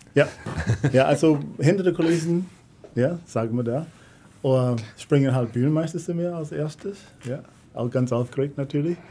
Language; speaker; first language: German; non-native, fluent; English